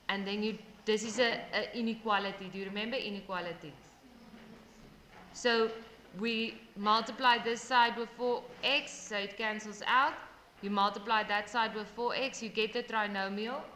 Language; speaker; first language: English; non-native, local second language; Afrikaans